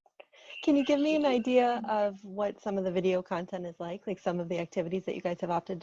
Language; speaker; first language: English; native; English